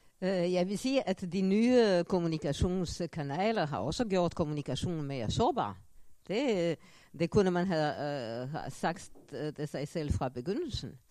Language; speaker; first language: Danish; non-native, fluent; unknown